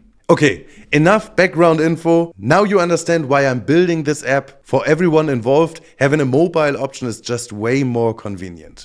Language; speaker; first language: English; non-native, fluent; German